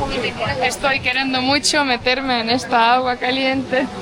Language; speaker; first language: Spanish; non-native, fluent; Portuguese